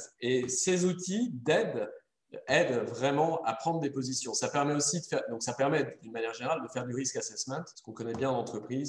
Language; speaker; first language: French; native; French